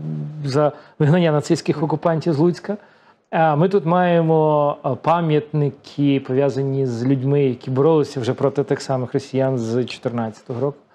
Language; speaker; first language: Ukrainian; native; Ukrainian